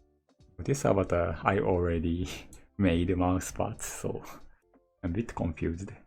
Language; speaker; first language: English; non-native, learner; Japanese